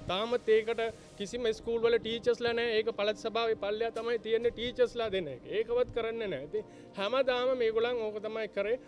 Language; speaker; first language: Sinhala; non-native, local second language; Tamil